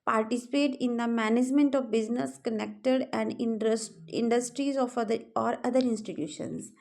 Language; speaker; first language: English; non-native, local second language; Punjabi